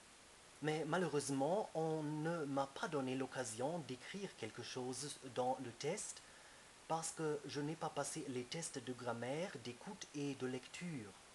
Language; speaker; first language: French; non-native, fluent; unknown